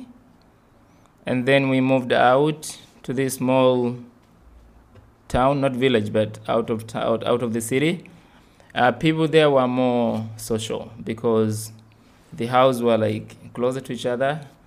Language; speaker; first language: English; non-native, local second language; Swahili